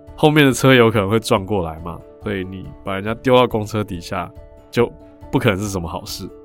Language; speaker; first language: Chinese; native; Chinese